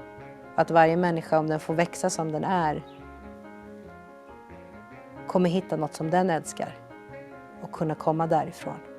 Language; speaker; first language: Swedish; early bilingual, other home language; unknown